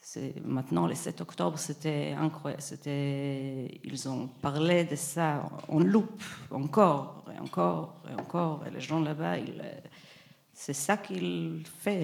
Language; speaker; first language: French; non-native, fluent; Hebrew